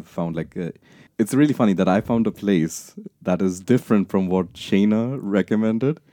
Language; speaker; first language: English; non-native, local second language; Punjabi